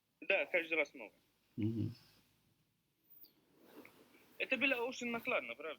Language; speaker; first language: Russian; non-native, learner; Arabic